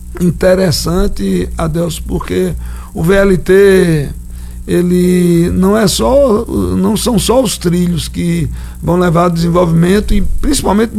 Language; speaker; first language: Portuguese; native; Portuguese